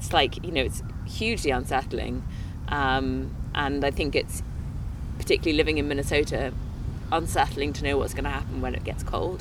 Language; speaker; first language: English; native; English